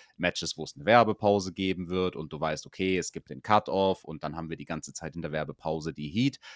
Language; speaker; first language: German; native; German